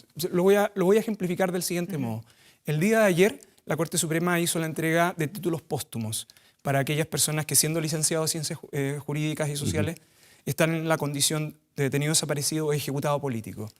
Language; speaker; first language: Spanish; native; Spanish